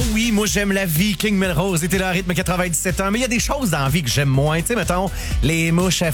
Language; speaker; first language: French; native; French